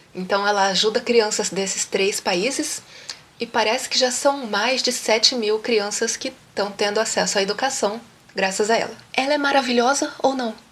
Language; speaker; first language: Portuguese; native; Portuguese